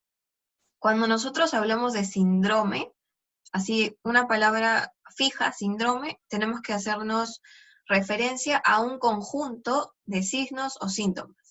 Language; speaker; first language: Spanish; native; Spanish